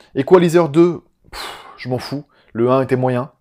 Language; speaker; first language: French; native; French